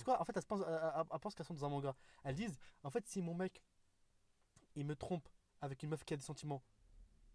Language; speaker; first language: French; native; French